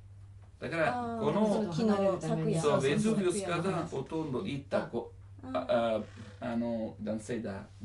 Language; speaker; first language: Japanese; non-native, learner; Italian